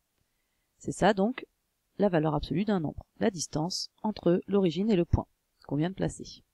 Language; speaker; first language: French; native; French